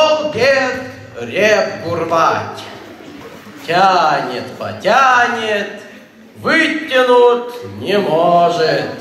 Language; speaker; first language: Russian; non-native, learner; Lithuanian